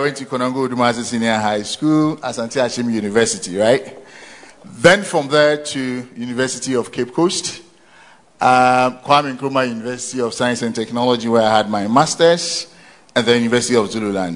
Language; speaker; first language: English; non-native, local second language; Akan